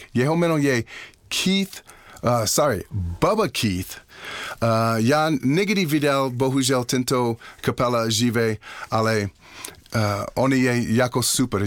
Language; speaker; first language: Czech; non-native, learner; English